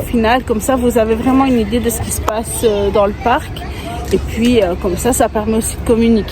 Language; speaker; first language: French; native; French